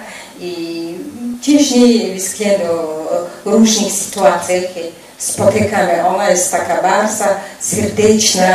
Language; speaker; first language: Polish; non-native, fluent; Mongolian